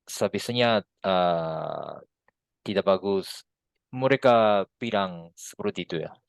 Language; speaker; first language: Indonesian; non-native, fluent; Japanese